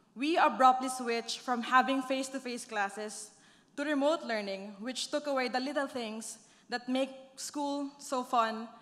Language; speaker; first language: English; non-native, local second language; Filipino